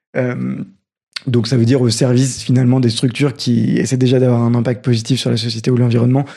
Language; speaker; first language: French; native; French